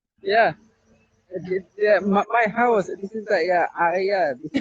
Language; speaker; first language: English; non-native, learner; Bangla